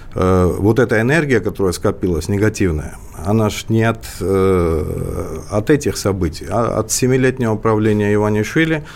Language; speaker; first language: Russian; non-native, local second language; Georgian